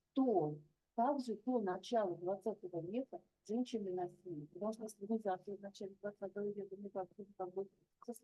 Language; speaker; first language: Russian; native; Russian